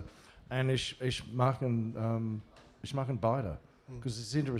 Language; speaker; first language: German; non-native, learner; English